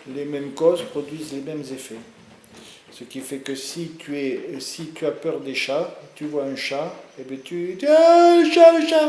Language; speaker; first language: French; native; French